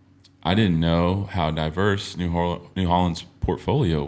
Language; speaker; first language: English; native; English